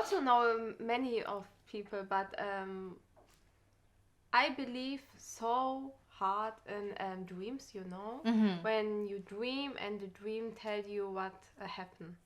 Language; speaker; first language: English; non-native, learner; German